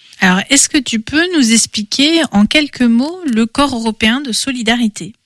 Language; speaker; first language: French; native; French